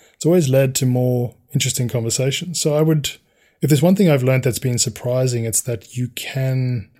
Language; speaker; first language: English; native; English